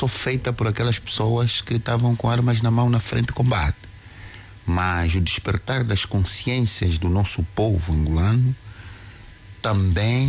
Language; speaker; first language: Portuguese; non-native, local second language; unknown